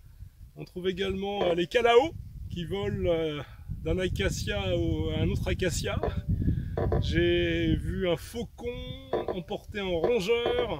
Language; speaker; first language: French; native; French